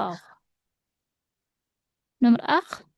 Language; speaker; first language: German; non-native, fluent; Indonesian